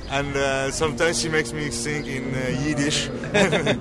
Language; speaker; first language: English; non-native, learner; Arabic